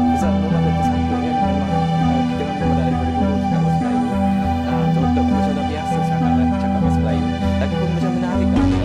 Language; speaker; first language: Malay; native; Malay